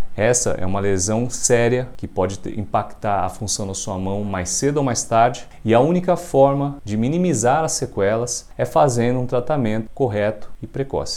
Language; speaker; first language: Portuguese; native; Portuguese